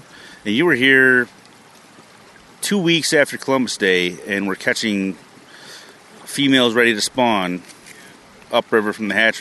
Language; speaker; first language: English; native; English